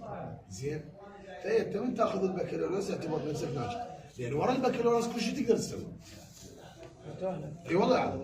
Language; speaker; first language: Arabic; native; Arabic